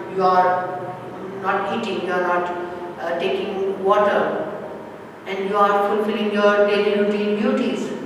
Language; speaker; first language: English; non-native, local second language; Urdu